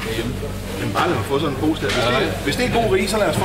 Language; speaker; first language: Danish; native; Danish